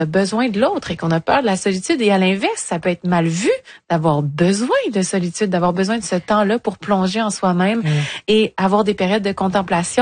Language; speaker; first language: French; native; French